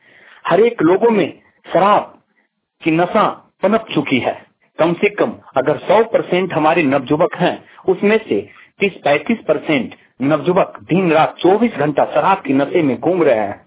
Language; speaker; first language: Hindi; native; Hindi